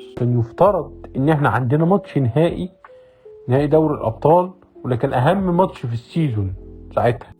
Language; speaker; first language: Arabic; native; Arabic